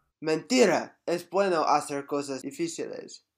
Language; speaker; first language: Spanish; non-native, learner; English